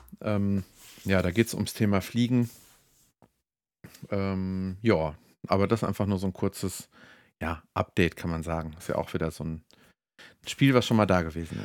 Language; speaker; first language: German; native; German